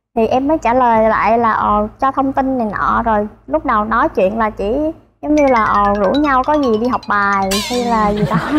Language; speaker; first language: Vietnamese; early bilingual, other home language; English